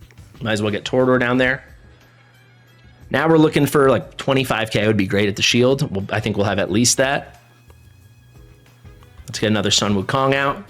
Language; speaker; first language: English; native; English